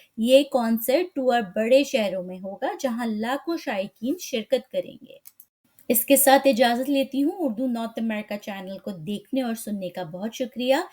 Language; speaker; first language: Urdu; native; Urdu